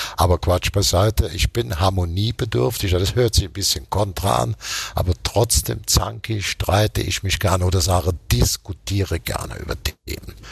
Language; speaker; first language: German; native; German